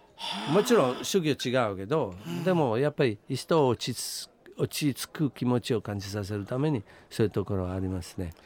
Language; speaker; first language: Japanese; non-native, fluent; Italian